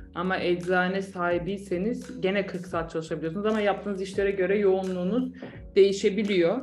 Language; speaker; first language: Turkish; native; Turkish